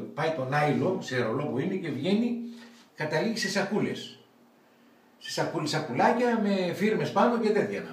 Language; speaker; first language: Greek; native; Greek